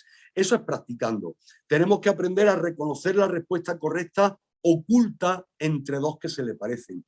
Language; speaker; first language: Spanish; native; Spanish